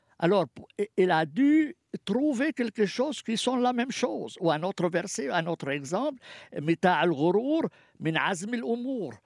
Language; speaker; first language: French; non-native, fluent; Arabic